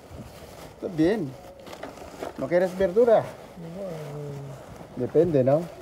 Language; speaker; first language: Spanish; non-native, learner; Filipino